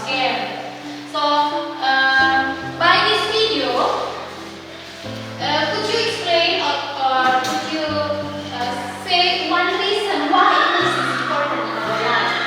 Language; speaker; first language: English; non-native, fluent; Indonesian